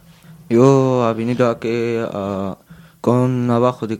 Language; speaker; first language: Spanish; non-native, learner; Arabic